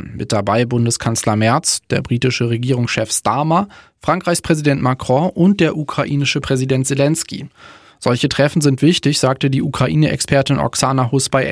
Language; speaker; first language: German; native; German